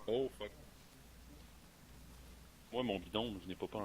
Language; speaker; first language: French; native; French